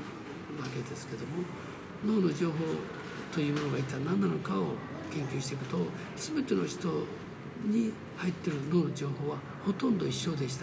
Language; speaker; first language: Japanese; early bilingual, other home language; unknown